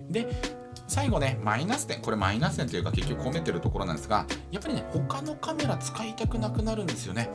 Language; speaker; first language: Japanese; native; Japanese